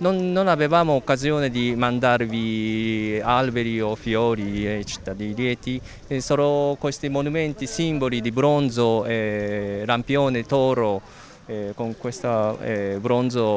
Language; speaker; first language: Italian; non-native, fluent; Japanese